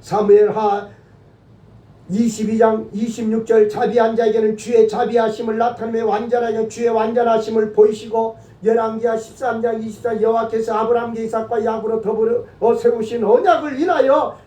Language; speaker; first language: Korean; native; Korean